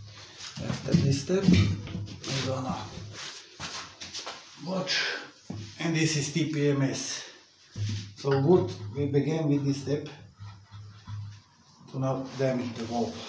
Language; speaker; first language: English; non-native, learner; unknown